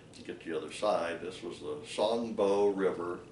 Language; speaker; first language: English; native; English